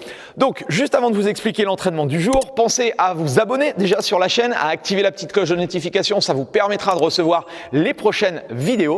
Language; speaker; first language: French; native; French